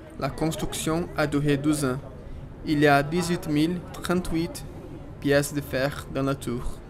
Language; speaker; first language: French; non-native, fluent; Portuguese